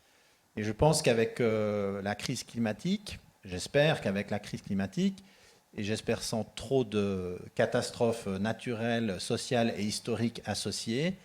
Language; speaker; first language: French; native; French